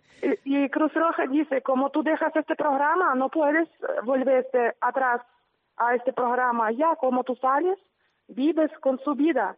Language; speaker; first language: Spanish; non-native, learner; Ukrainian